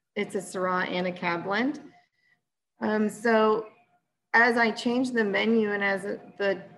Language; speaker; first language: English; native; English